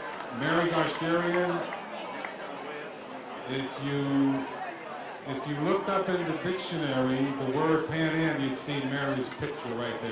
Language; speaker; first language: English; native; English